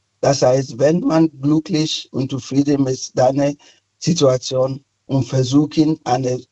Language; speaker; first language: German; non-native, fluent; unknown